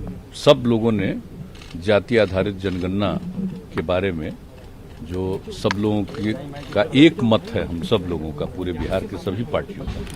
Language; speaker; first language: Hindi; native; Hindi